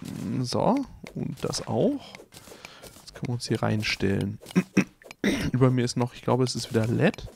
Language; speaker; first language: German; native; German